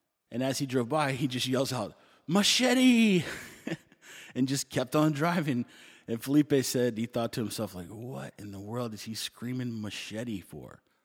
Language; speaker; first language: English; native; English